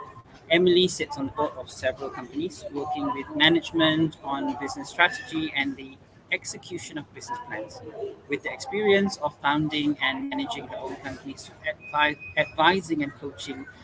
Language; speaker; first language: English; non-native, local second language; Malay